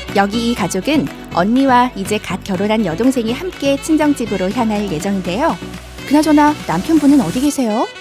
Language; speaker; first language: Korean; native; Korean